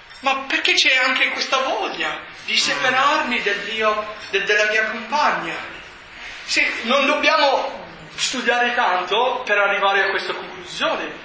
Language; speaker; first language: Italian; non-native, fluent; English